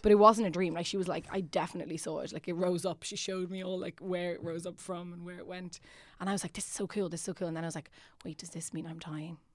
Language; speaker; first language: English; non-native, fluent; Italian